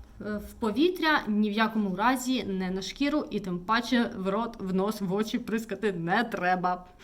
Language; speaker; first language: Ukrainian; non-native, local second language; Russian